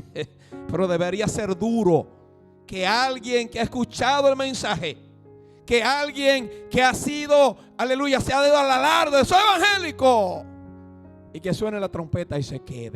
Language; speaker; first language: Spanish; native; Spanish